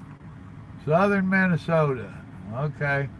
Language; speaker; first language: English; native; English